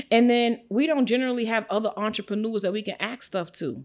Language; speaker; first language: English; native; English